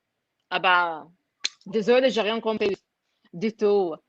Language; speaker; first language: French; non-native, learner; Turkish